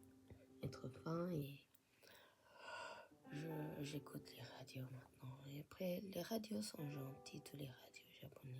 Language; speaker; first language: French; non-native, fluent; Japanese